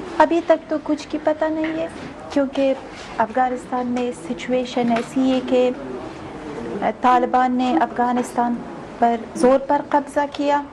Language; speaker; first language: Hindi; non-native, learner; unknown